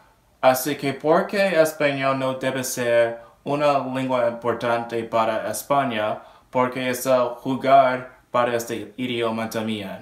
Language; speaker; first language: Spanish; non-native, learner; English